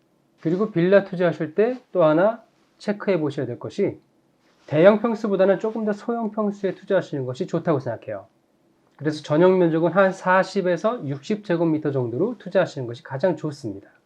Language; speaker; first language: Korean; native; Korean